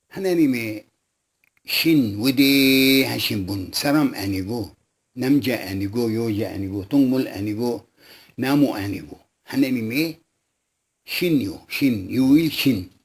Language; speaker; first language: Korean; non-native, local second language; Arabic